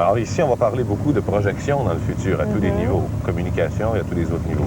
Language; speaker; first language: French; native; French